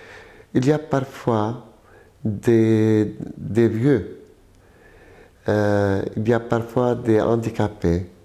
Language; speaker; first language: French; non-native, local second language; Arabic